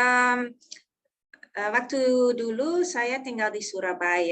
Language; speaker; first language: Indonesian; non-native, learner; Dutch